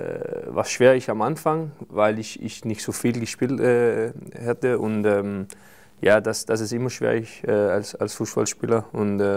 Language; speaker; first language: German; non-native, fluent; Danish